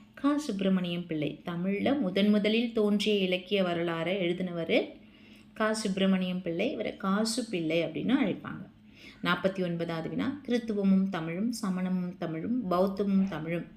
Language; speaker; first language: Tamil; native; Tamil